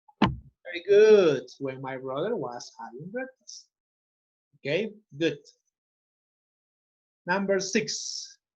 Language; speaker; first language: English; non-native, fluent; Spanish